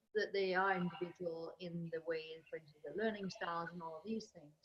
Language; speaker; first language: English; non-native, fluent; Danish